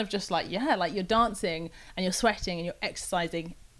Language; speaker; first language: English; native; English